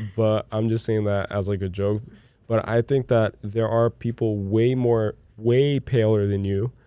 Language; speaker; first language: English; non-native, fluent; Portuguese